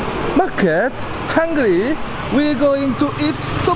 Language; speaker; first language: English; non-native, learner; French